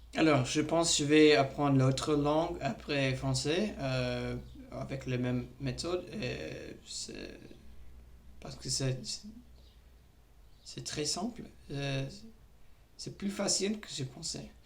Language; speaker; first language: French; non-native, learner; English